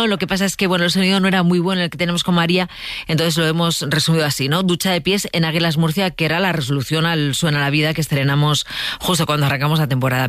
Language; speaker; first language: Spanish; native; Spanish